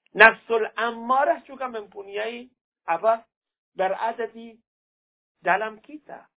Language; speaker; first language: Indonesian; non-native, fluent; Persian